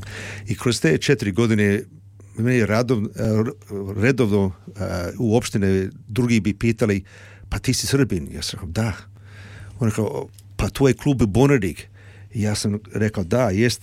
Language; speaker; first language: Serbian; early bilingual, heritage; Serbian